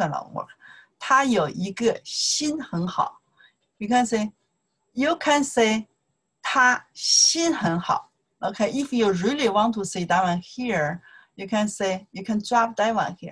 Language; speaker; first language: English; non-native, learner; Chinese